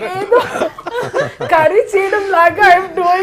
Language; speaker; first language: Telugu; non-native, learner; Malayalam